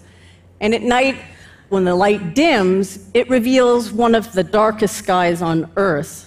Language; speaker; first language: English; native; English